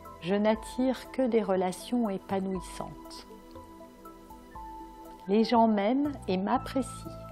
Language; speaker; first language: French; native; French